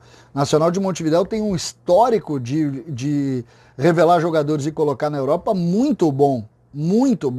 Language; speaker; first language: Portuguese; native; Portuguese